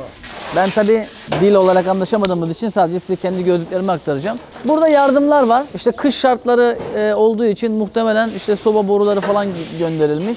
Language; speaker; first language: Turkish; native; Turkish